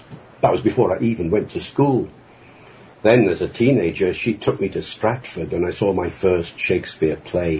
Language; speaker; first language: English; native; English